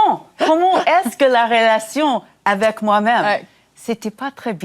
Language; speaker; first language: French; non-native, fluent; English